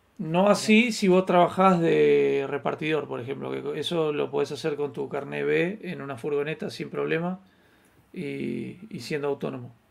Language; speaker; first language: Spanish; native; Spanish